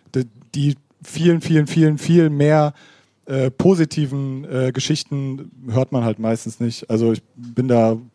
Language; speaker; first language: German; native; German